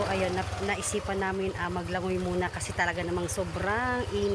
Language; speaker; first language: Filipino; native; Filipino